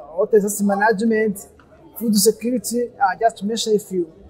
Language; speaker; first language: English; non-native, local second language; Kinyarwanda